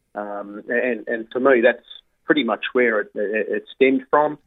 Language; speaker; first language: English; native; English